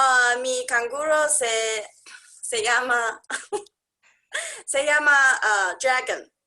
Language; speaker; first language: Spanish; non-native, learner; English